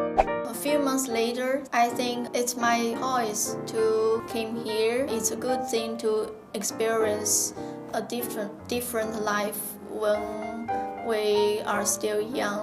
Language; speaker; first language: English; non-native, fluent; Chinese